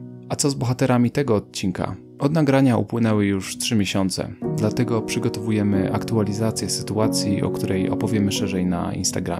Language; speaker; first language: Polish; native; Polish